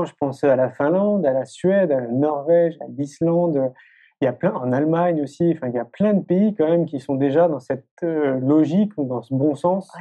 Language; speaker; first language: French; native; French